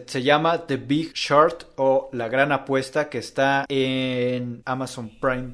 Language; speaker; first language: Spanish; native; Spanish